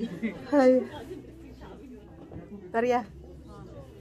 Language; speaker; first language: English; non-native, local second language; Filipino